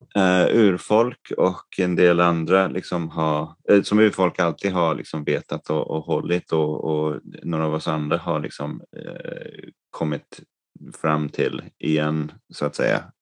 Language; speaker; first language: Swedish; non-native, fluent; English